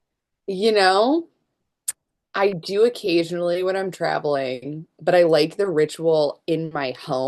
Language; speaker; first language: English; native; English